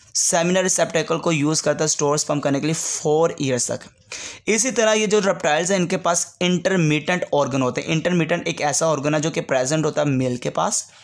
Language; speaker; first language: Hindi; native; Hindi